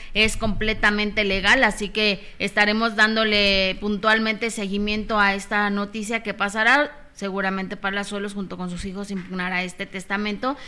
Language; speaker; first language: Spanish; native; Spanish